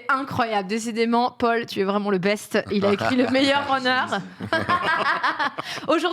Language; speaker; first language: French; native; French